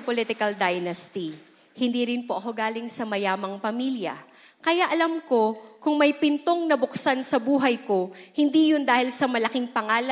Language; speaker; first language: English; non-native, local second language; Bikol